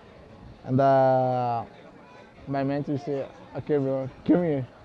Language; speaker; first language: English; non-native, learner; Spanish